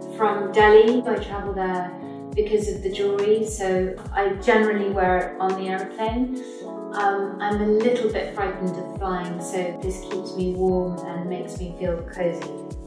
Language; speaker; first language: English; native; English